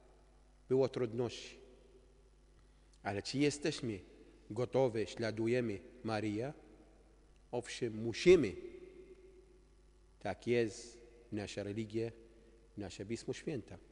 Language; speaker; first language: Polish; non-native, learner; Arabic